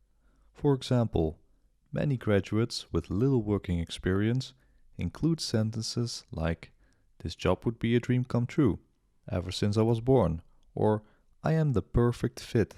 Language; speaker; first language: English; non-native, fluent; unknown